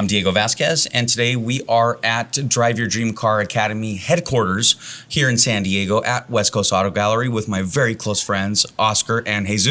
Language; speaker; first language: English; native; English